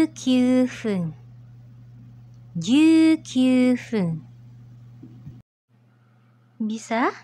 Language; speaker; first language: Japanese; non-native, fluent; Indonesian